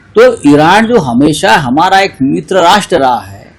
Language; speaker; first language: Hindi; non-native, local second language; Marathi